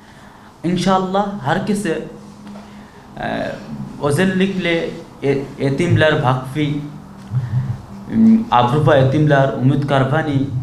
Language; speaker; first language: Turkish; non-native, learner; Bangla